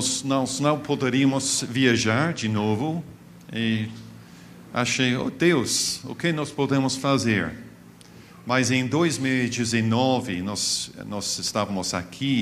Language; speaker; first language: Portuguese; non-native, fluent; English